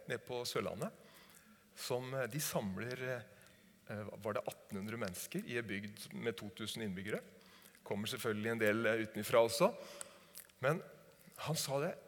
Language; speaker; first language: Norwegian; native; Norwegian